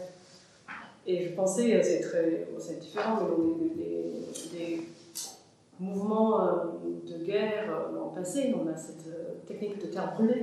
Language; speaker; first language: French; non-native, fluent; English